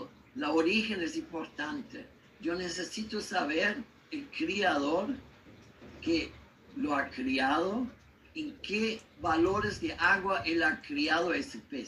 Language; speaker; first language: Spanish; non-native, learner; German